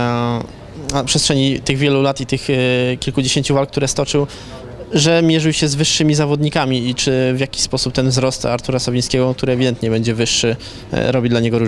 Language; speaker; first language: Polish; native; Polish